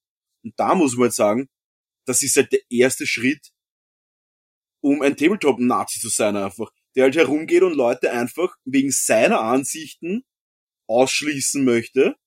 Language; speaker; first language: German; native; German